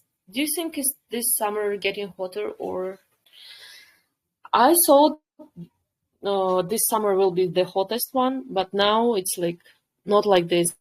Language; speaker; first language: English; non-native, fluent; Kyrgyz